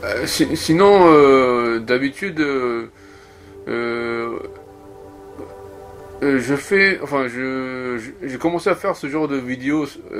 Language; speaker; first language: French; non-native, fluent; Japanese